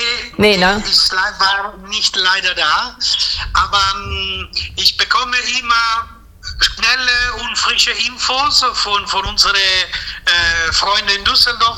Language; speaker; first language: German; non-native, fluent; Italian